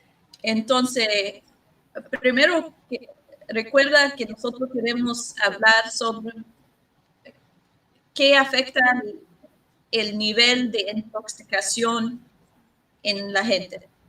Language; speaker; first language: Spanish; non-native, learner; English